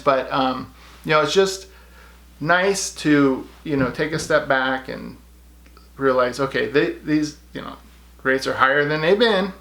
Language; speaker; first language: English; native; English